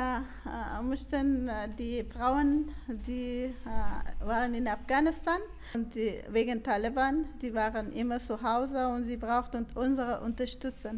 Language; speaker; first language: German; non-native, learner; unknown